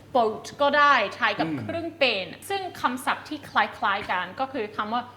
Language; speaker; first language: Thai; native; Thai